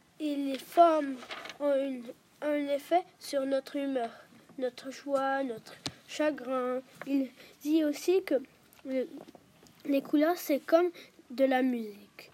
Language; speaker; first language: French; non-native, learner; German